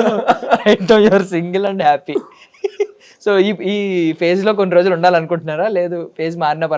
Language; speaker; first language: Telugu; native; Telugu